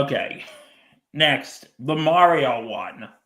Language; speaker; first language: English; native; English